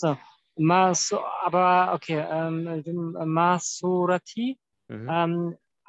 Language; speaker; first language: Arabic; non-native, learner; German